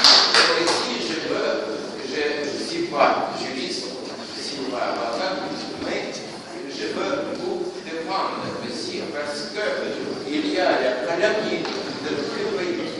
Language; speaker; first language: French; non-native, fluent; Russian